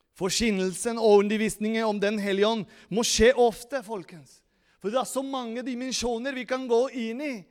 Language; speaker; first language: Norwegian; non-native, fluent; Spanish